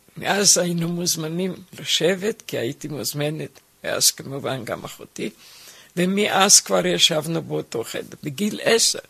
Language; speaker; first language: Hebrew; non-native, fluent; German